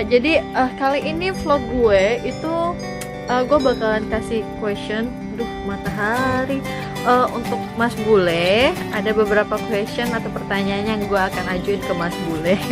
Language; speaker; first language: Indonesian; non-native, local second language; Minangkabau